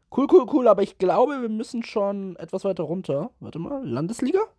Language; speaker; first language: German; native; German